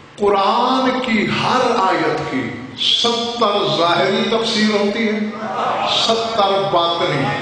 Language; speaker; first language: Urdu; non-native, local second language; Saraiki